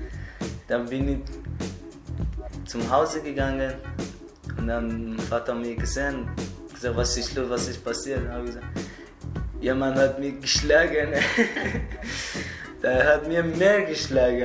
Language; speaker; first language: German; non-native, learner; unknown